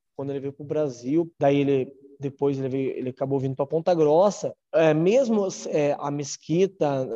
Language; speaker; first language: Portuguese; native; Portuguese